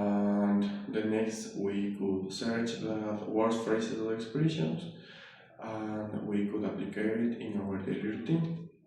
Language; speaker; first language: English; non-native, learner; Spanish